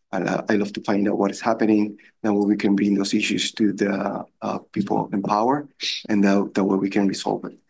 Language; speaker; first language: English; non-native, fluent; Spanish